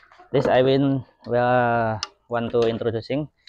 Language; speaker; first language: English; non-native, learner; Indonesian